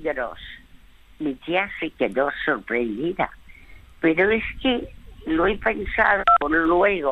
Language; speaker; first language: Spanish; early bilingual, other home language; French